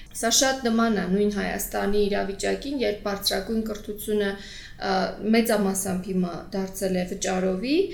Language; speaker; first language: Armenian; early bilingual, heritage; Armenian